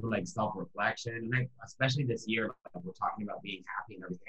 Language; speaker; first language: English; native; English